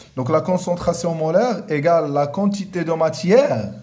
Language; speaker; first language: French; non-native, local second language; Arabic